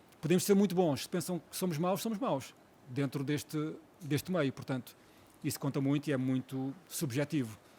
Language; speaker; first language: Portuguese; native; Portuguese